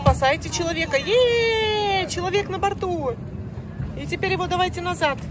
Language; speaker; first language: Russian; native; Russian